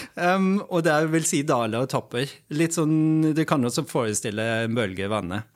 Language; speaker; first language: Norwegian; non-native, fluent; Dutch